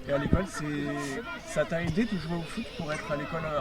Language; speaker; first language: French; native; French